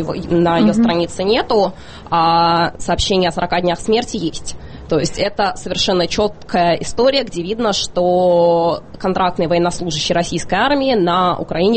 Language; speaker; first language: Russian; native; Russian